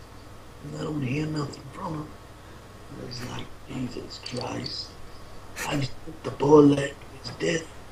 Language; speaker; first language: English; native; English